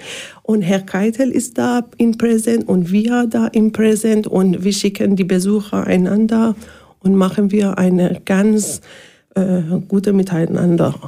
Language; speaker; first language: German; non-native, learner; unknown